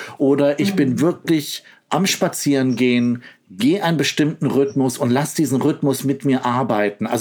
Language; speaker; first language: German; native; German